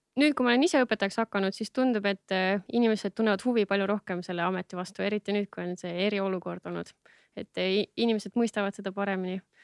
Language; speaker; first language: Estonian; native; Estonian